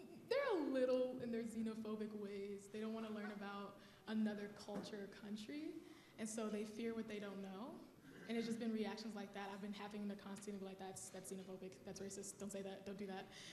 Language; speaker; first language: English; native; English